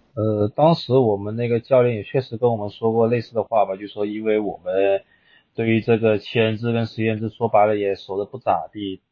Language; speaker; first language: Chinese; native; Chinese